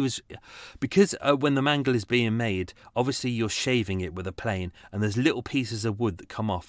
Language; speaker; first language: English; native; English